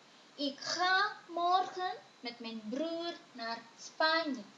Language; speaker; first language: Dutch; non-native, fluent; Indonesian